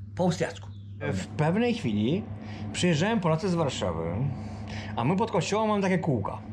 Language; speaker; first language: Polish; early bilingual, heritage; Romanian